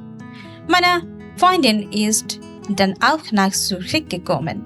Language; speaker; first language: German; non-native, learner; Bangla